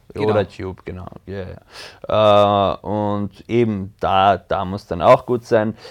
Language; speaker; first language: German; early bilingual, other home language; French